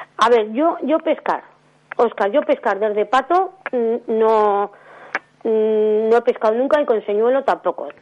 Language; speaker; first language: Spanish; native; Spanish